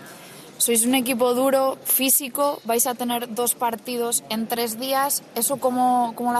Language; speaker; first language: Spanish; native; Spanish